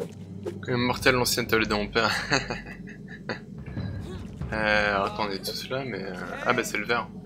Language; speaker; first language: French; native; French